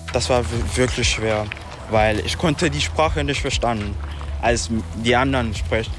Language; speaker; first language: German; non-native, learner; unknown